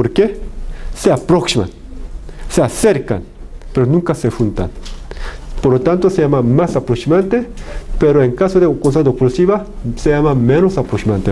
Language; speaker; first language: Spanish; non-native, fluent; Korean